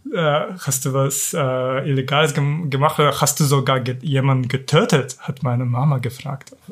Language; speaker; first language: German; non-native, fluent; Kyrgyz